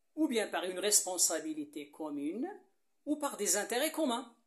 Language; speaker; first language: French; non-native, local second language; Arabic